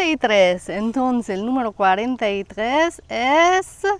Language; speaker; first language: Spanish; non-native, fluent; Italian